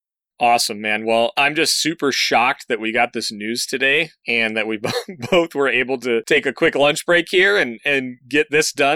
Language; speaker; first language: English; native; English